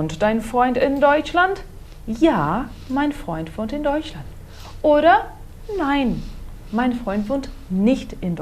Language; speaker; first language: German; non-native, fluent; Portuguese